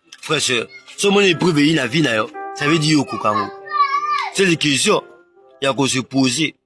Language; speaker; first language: French; non-native, local second language; Lingala